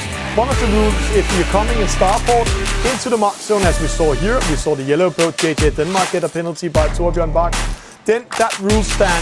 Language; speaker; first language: English; non-native, fluent; Danish